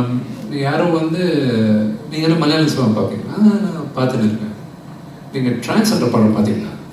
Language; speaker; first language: Tamil; non-native, local second language; Telugu